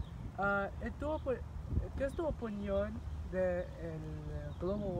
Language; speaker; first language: Spanish; non-native, learner; English